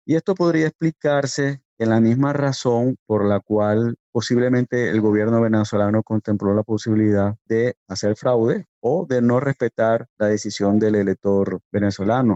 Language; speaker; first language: Spanish; native; Spanish